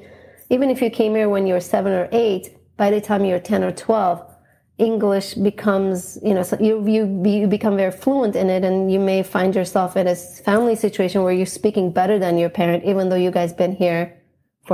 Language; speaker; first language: English; non-native, fluent; Turkish